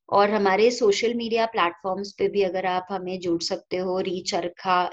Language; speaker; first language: Hindi; non-native, local second language; Marathi